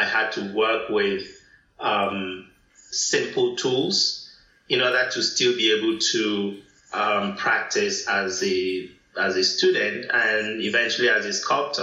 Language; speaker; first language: English; non-native, local second language; Igbo